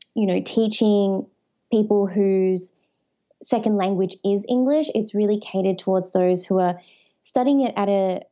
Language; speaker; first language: English; native; English